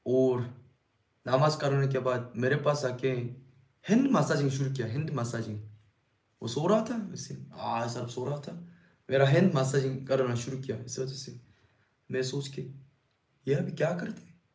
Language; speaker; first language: Hindi; non-native, learner; Korean